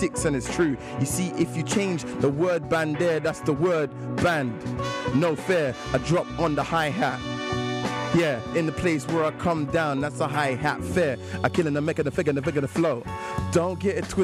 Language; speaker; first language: English; native; English